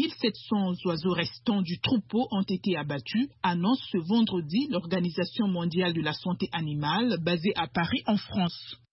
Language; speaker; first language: French; native; French